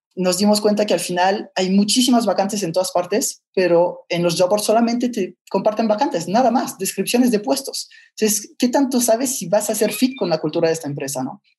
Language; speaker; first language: Spanish; non-native, fluent; French